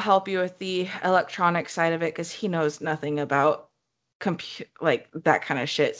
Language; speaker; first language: English; native; English